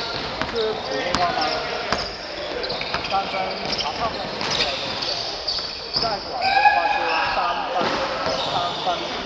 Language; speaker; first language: Chinese; non-native, local second language; Cantonese